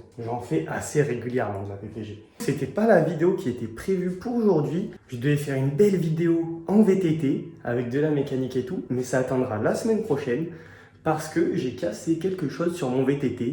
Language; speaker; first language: French; native; French